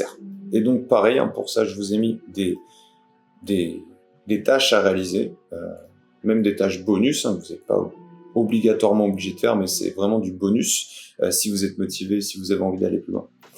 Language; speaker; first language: French; native; French